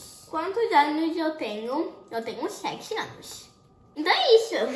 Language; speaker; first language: Portuguese; early bilingual, heritage; Portuguese